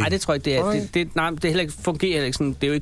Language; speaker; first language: Danish; native; Danish